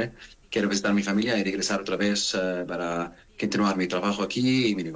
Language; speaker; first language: Spanish; non-native, learner; Arabic